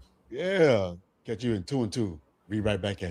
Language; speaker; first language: English; native; English